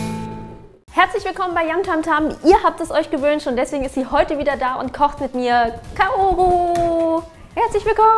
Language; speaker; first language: German; native; German